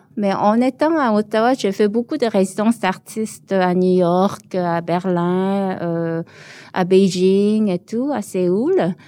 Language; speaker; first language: French; early bilingual, other home language; Korean